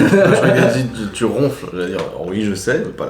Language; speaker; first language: French; native; French